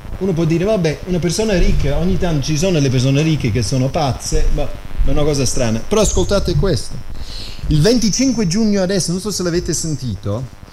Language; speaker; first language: Italian; non-native, fluent; English